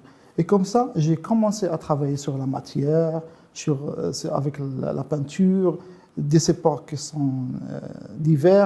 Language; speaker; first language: French; non-native, local second language; Arabic